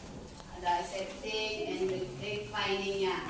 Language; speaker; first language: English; non-native, learner; Indonesian